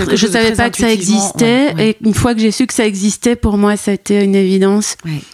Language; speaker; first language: French; native; French